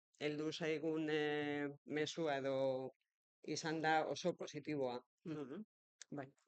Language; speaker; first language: Basque; non-native, local second language; Spanish